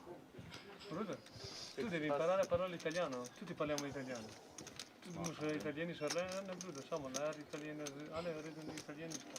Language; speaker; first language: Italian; non-native, fluent; Albanian